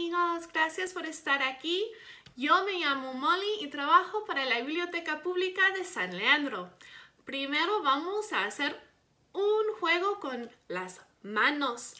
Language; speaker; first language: Spanish; non-native, learner; English